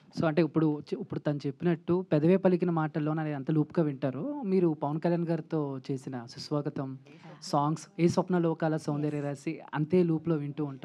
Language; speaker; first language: Telugu; native; Telugu